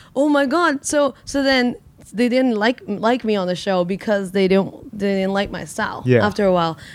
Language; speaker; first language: English; native; English